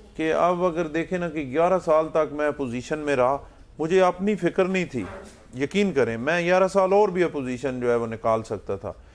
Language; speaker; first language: Urdu; non-native, local second language; Punjabi